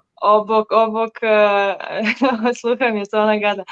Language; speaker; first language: Polish; non-native, learner; Serbian